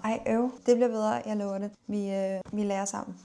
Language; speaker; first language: Danish; native; Danish